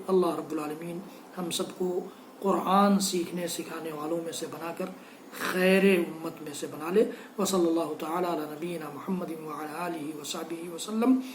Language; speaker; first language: Urdu; native; Urdu